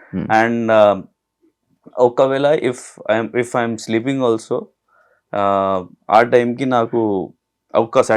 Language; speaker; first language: Telugu; non-native, learner; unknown